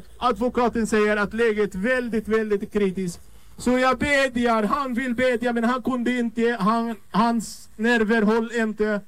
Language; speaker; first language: Swedish; non-native, fluent; Arabic